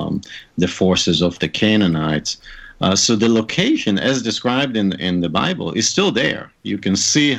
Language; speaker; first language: English; non-native, fluent; Hebrew